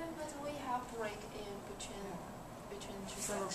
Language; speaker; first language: English; non-native, learner; Chinese